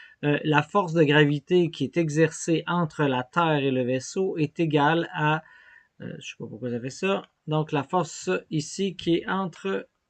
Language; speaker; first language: French; native; French